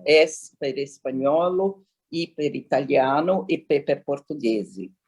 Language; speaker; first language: Italian; non-native, learner; Portuguese